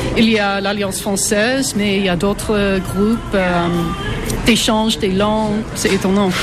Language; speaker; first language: French; non-native, fluent; English